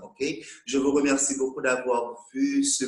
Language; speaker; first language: French; non-native, local second language; Haitian Creole